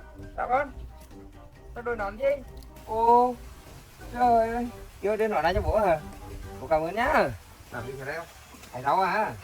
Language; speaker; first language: Vietnamese; native; Vietnamese